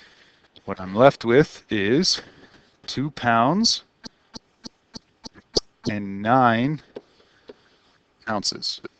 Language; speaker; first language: English; native; English